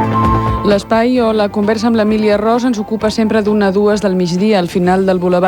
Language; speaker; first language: Catalan; native; Catalan